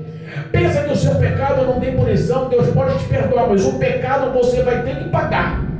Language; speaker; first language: Portuguese; native; Portuguese